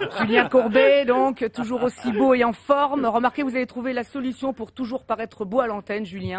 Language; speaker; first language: French; native; French